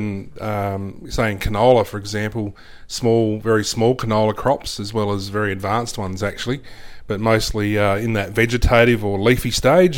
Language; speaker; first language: English; native; English